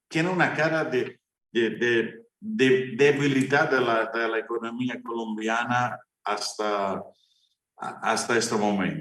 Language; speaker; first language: Spanish; non-native, fluent; Italian